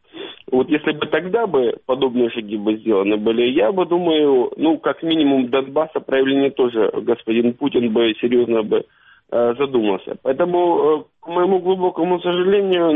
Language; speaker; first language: Russian; native; Russian